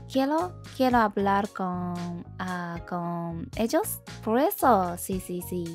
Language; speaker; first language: Spanish; non-native, learner; Japanese